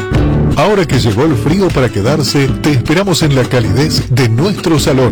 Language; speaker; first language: Spanish; native; Spanish